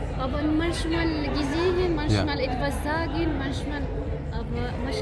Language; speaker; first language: German; non-native, learner; Arabic